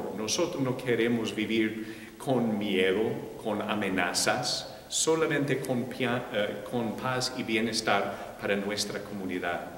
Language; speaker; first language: Spanish; non-native, fluent; English